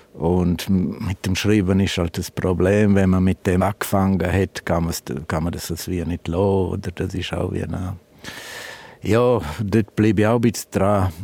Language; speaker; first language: German; non-native, local second language; Romansh